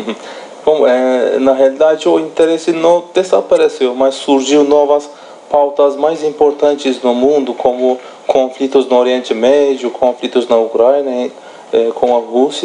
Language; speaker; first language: Portuguese; non-native, fluent; Turkish